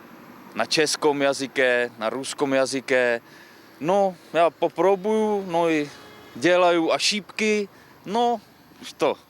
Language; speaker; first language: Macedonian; non-native, learner; Czech